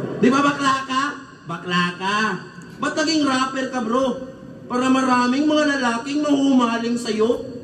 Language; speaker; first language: Filipino; non-native, local second language; Cebuano